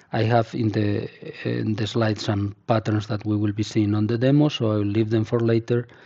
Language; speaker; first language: English; non-native, fluent; Spanish